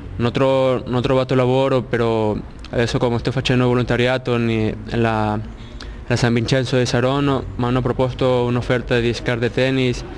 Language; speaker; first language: Italian; non-native, learner; Spanish